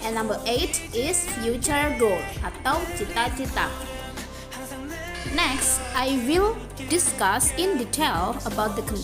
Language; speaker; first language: English; non-native, fluent; Indonesian